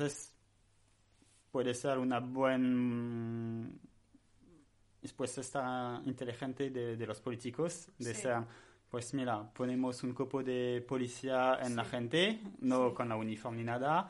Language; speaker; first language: Spanish; non-native, learner; French